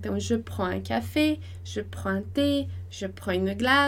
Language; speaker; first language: French; non-native, fluent; Portuguese